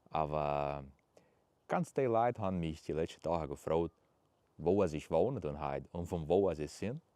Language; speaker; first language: German; early bilingual, heritage; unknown